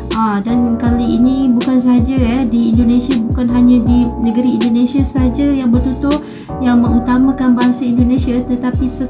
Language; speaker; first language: Malay; native; Malay